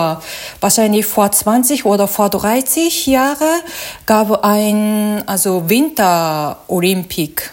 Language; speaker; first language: German; non-native, learner; Japanese